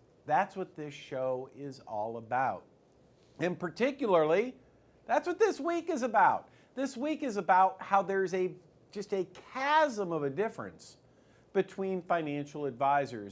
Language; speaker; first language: English; native; English